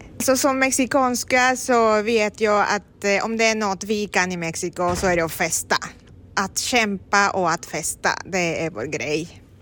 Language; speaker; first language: Swedish; non-native, fluent; Spanish